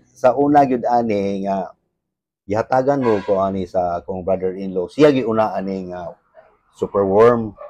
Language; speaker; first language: Cebuano; native; Cebuano